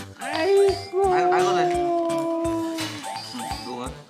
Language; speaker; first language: Korean; native; Korean